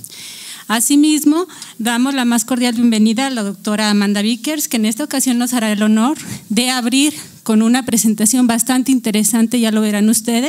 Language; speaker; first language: Spanish; native; Spanish